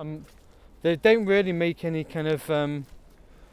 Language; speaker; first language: English; native; English